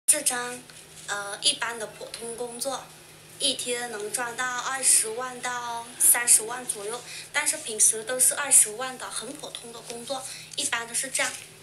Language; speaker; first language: Chinese; non-native, fluent; Vietnamese